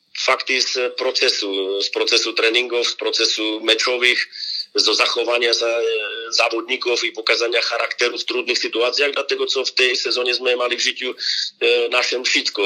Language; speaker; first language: Polish; non-native, learner; Slovak